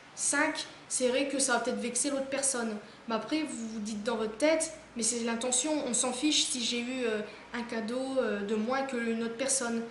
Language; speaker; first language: French; native; French